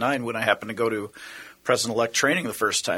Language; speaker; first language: English; native; English